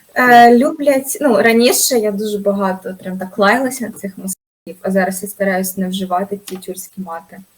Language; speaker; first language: Ukrainian; native; Ukrainian